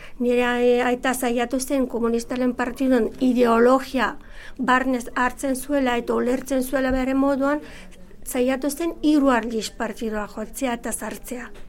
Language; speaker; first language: Basque; non-native, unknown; Bulgarian